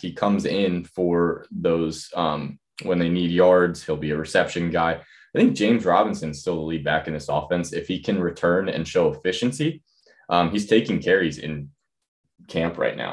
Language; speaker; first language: English; native; English